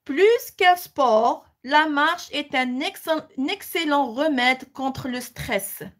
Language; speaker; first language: French; non-native, local second language; Arabic